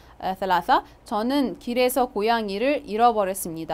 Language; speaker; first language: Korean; non-native, fluent; Arabic